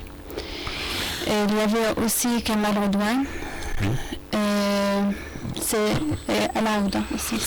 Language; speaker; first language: French; non-native, learner; Arabic